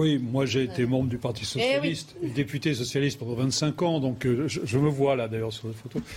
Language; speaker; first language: French; native; French